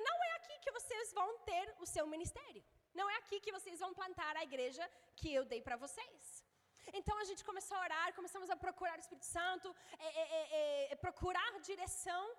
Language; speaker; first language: Portuguese; non-native, fluent; English